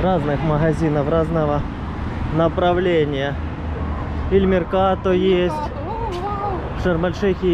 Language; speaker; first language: Russian; native; Russian